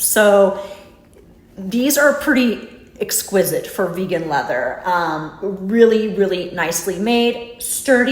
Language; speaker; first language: English; native; English